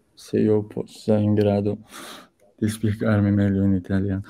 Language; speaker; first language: Italian; non-native, learner; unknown